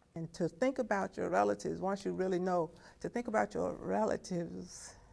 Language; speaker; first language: English; native; English